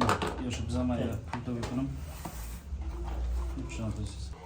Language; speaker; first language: Russian; non-native, learner; Tajik